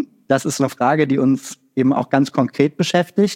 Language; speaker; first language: German; native; German